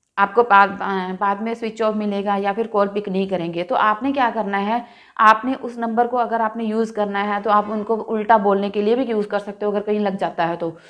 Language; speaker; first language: Hindi; non-native, local second language; Punjabi